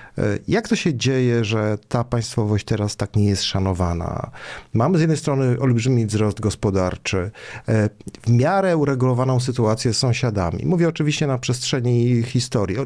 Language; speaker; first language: Polish; native; Polish